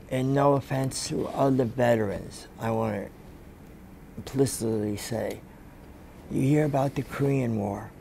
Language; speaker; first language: English; native; English